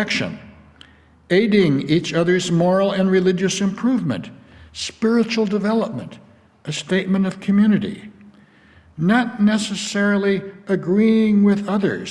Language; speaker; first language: English; native; English